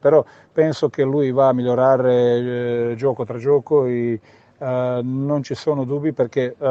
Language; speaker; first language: Italian; non-native, fluent; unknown